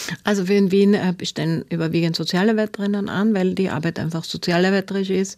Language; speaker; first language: German; native; German